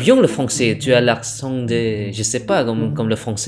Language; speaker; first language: French; non-native, fluent; Indonesian